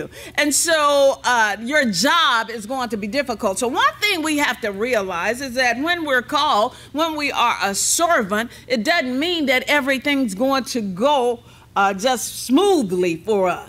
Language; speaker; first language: English; native; English